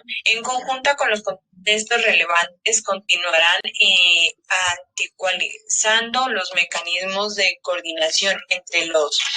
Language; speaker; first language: Spanish; native; Spanish